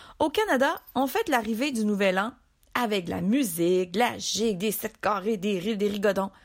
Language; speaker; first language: French; native; French